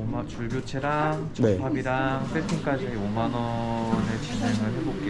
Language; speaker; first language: Korean; native; Korean